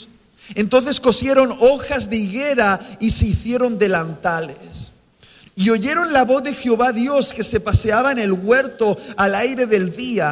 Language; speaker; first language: Spanish; native; Spanish